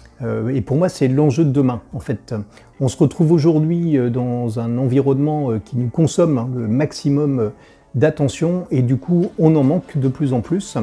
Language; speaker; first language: French; native; French